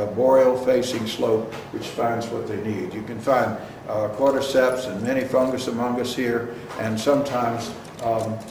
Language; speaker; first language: English; native; English